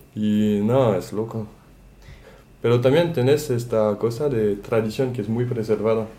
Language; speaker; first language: Spanish; non-native, fluent; French